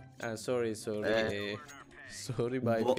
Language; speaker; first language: English; non-native, learner; Turkish